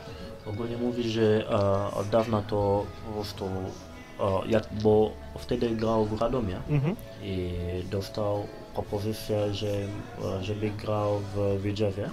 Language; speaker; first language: Polish; non-native, learner; Lingala